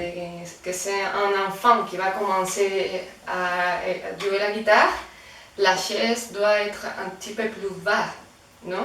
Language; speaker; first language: French; non-native, fluent; Spanish